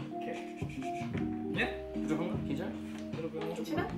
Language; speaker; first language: Korean; early bilingual, heritage; English